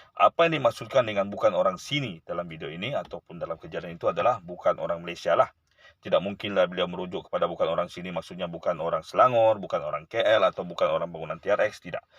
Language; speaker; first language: Malay; native; Malay